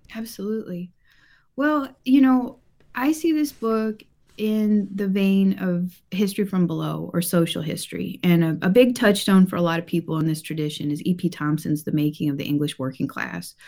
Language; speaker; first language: English; early bilingual, other home language; Japanese